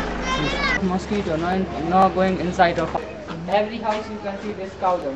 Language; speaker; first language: English; non-native, local second language; Hindi